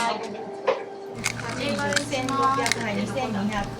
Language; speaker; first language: Japanese; native; Japanese